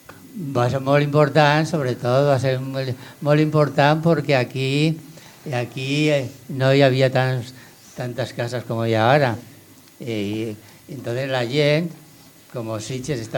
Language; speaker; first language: Catalan; non-native, local second language; Spanish